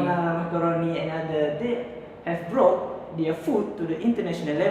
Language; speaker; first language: English; non-native, learner; Malay